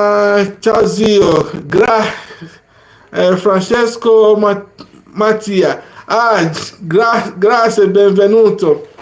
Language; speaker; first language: Italian; non-native, learner; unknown